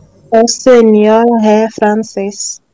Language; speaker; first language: Portuguese; non-native, learner; Haitian Creole